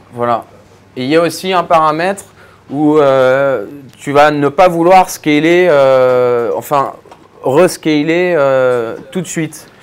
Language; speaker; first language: French; native; French